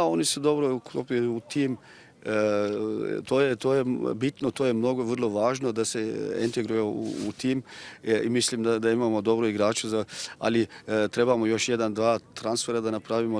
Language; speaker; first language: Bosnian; non-native, learner; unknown